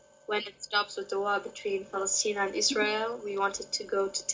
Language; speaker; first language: English; non-native, learner; Kurdish